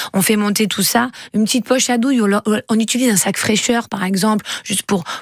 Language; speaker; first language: French; native; French